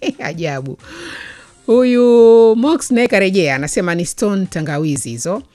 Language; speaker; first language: Swahili; native; Swahili